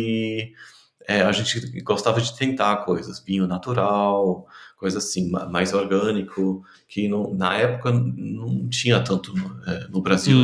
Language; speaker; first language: Portuguese; non-native, fluent; German